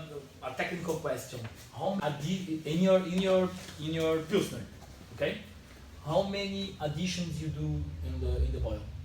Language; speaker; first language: English; non-native, learner; Portuguese